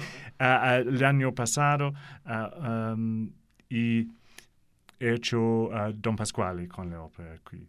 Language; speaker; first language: Spanish; non-native, learner; English